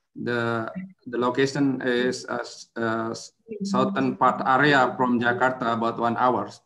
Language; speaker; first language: English; non-native, learner; Indonesian